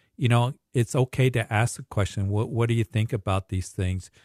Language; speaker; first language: English; native; English